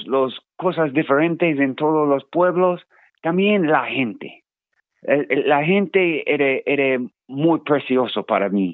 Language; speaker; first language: Spanish; non-native, learner; English